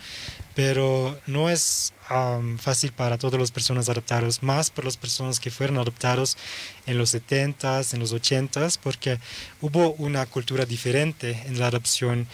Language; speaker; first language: Spanish; early bilingual, heritage; Dutch